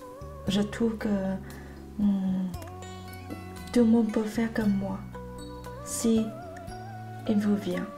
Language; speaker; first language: French; non-native, learner; Vietnamese